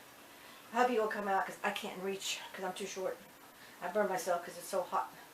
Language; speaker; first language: English; native; English